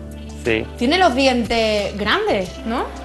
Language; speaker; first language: Spanish; native; Spanish